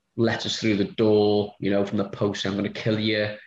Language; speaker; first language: English; native; English